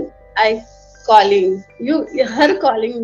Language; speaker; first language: English; non-native, learner; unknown